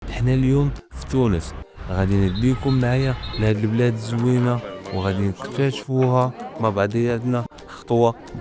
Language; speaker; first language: Arabic; native; Arabic